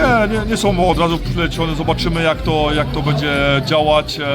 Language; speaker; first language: Polish; early bilingual, heritage; Polish